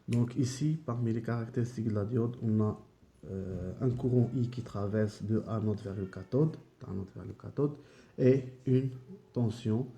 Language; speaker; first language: French; non-native, local second language; Arabic